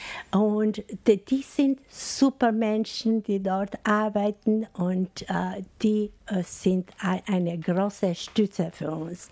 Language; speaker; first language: German; non-native, learner; Albanian